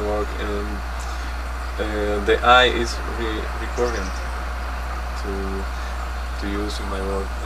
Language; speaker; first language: English; non-native, learner; Spanish